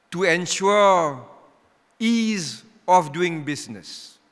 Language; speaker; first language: English; non-native, local second language; Malay